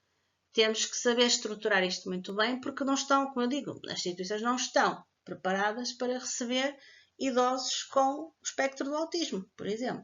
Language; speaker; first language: Portuguese; native; Portuguese